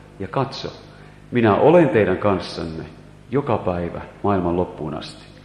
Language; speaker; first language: Finnish; native; Finnish